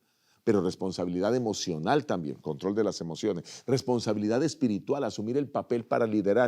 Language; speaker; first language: Spanish; native; Spanish